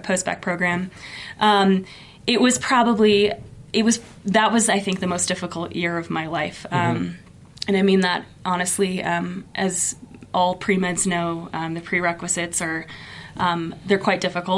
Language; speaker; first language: English; native; English